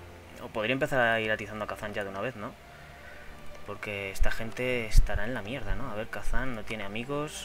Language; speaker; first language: Spanish; native; Spanish